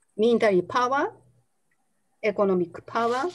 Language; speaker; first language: English; non-native, fluent; Japanese